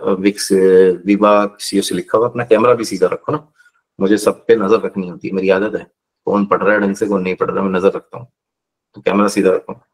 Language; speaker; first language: Hindi; native; Hindi